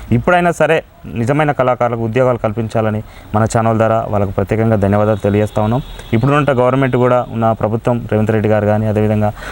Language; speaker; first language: Telugu; native; Telugu